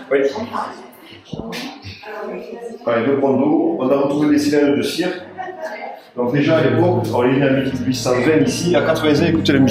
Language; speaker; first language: French; native; French